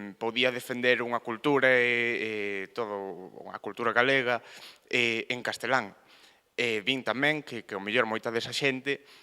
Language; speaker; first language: Galician; native; Galician